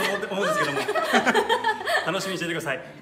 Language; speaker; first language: Japanese; native; Japanese